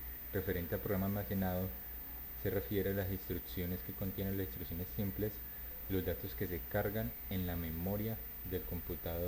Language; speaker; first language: Spanish; native; Spanish